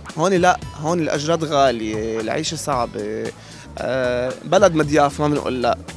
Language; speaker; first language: Arabic; native; Arabic